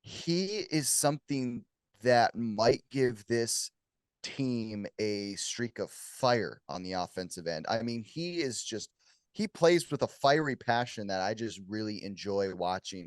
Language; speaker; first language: English; native; English